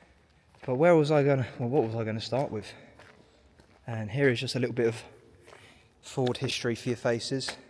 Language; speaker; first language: English; native; English